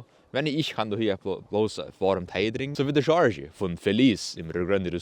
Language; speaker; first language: German; early bilingual, heritage; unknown